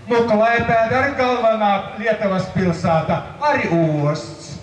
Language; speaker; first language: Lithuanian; non-native, learner; Latvian